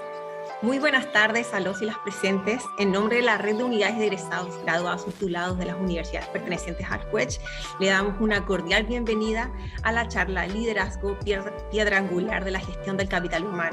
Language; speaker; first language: Spanish; native; Spanish